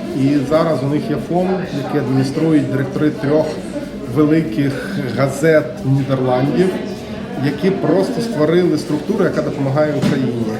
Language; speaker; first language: Ukrainian; native; Ukrainian